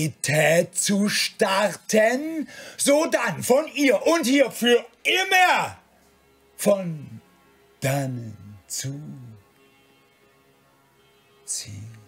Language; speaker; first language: German; native; German